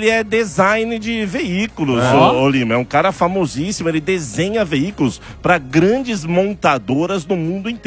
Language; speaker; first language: Portuguese; native; Portuguese